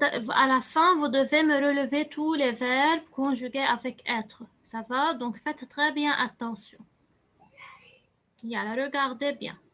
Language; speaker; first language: French; non-native, local second language; Arabic